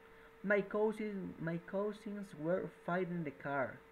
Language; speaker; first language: English; non-native, fluent; Spanish